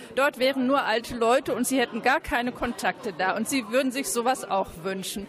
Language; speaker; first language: German; native; German